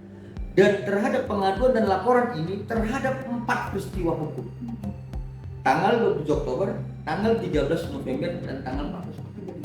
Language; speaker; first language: Indonesian; native; Indonesian